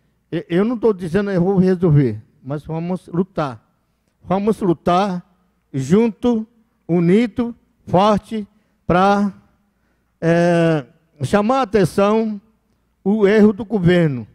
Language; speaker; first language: Portuguese; non-native, local second language; Yanomámi